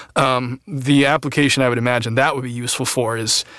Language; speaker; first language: English; native; English